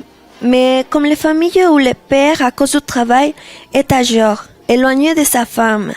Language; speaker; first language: French; non-native, learner; Spanish